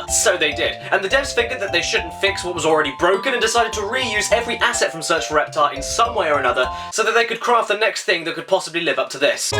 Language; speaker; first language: English; native; English